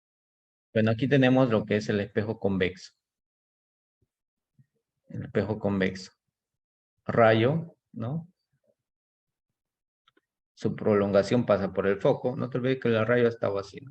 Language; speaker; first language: Spanish; native; Spanish